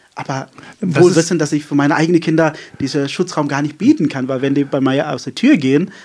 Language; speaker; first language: German; non-native, fluent; Afrikaans